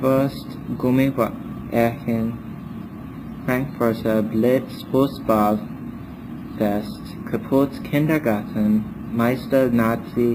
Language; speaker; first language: German; non-native, learner; English